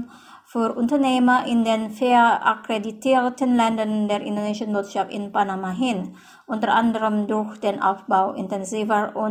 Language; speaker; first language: German; non-native, fluent; Indonesian